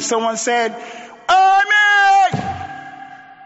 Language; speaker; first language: English; native; English